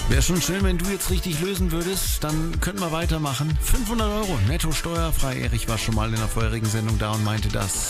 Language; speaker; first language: German; native; German